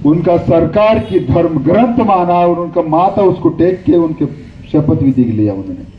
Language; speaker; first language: Hindi; non-native, local second language; Marathi